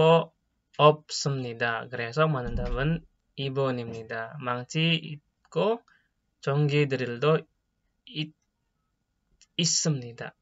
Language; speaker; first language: Korean; non-native, fluent; Indonesian